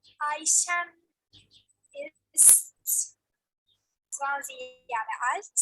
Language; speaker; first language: German; non-native, learner; Turkish